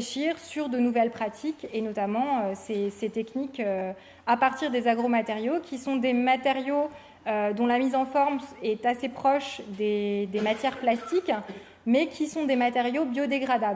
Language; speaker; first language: French; native; French